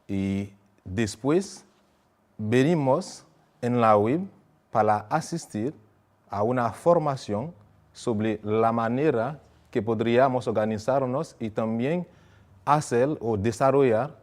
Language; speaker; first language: Spanish; non-native, fluent; Haitian Creole